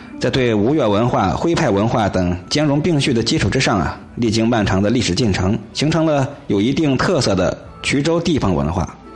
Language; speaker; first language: Chinese; native; Chinese